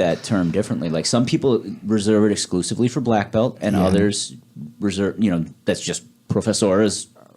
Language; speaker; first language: English; native; English